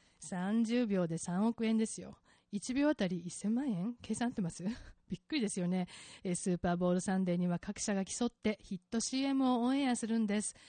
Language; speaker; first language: Japanese; native; Japanese